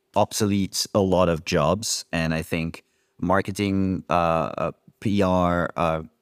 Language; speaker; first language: English; non-native, fluent; French